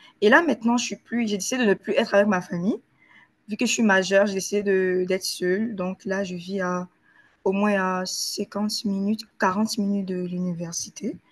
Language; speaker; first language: French; native; French